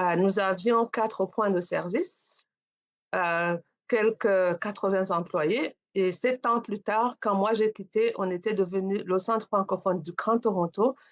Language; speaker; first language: French; non-native, local second language; Rundi